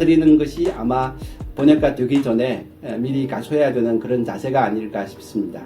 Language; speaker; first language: Korean; non-native, fluent; Chinese